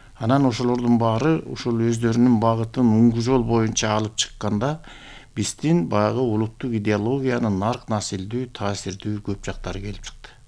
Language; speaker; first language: Kyrgyz; native; Kyrgyz